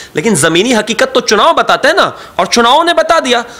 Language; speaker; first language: Hindi; native; Hindi